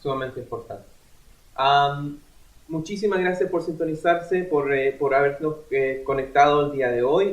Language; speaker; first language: Spanish; native; Spanish